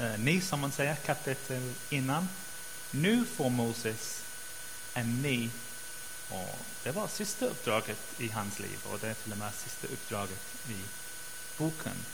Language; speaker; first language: Swedish; non-native, fluent; English